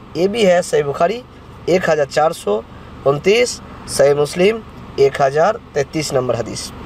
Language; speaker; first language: Hindi; non-native, local second language; Bangla